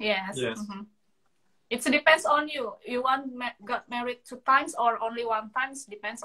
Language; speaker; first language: English; non-native, learner; Indonesian